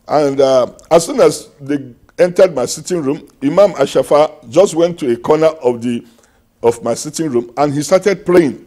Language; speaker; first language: English; non-native, local second language; Yoruba